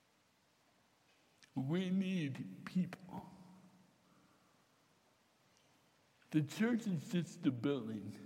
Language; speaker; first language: English; native; English